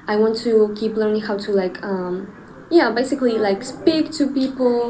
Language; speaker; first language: English; non-native, fluent; Spanish